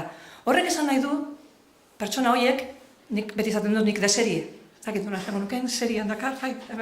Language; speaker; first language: Basque; native; Basque